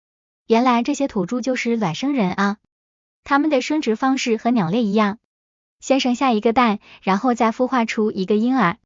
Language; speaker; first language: Chinese; native; Chinese